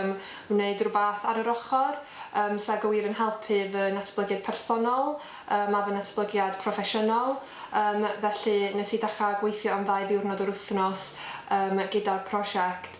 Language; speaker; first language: Welsh; native; Welsh